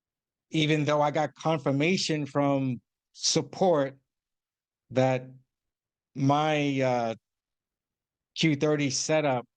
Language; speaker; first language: English; native; English